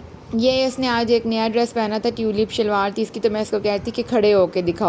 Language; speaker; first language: Urdu; native; Urdu